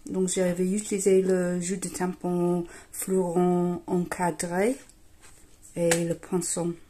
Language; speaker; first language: French; non-native, learner; English